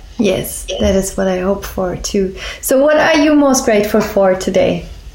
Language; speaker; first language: English; non-native, fluent; German